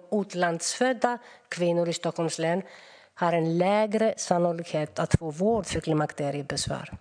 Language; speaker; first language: Swedish; non-native, fluent; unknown